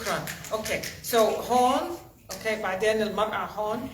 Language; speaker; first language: Arabic; early bilingual, heritage; Arabic